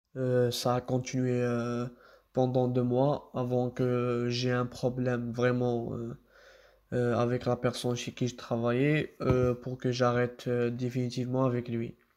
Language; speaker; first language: French; non-native, local second language; Arabic